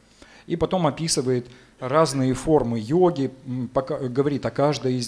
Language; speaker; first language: Russian; native; Russian